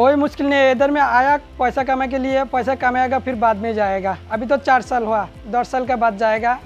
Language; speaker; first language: Hindi; non-native, learner; Bangla